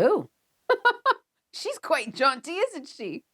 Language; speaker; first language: English; native; English